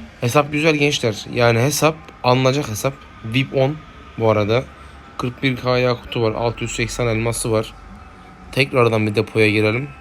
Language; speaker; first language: Turkish; native; Turkish